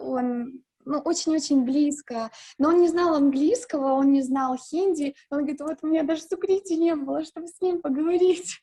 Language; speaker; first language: Russian; native; Russian